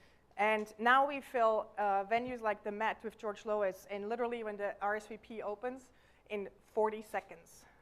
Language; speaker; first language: English; non-native, fluent; German